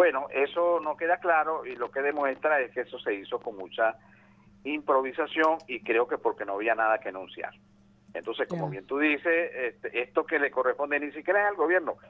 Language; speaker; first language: Spanish; native; Spanish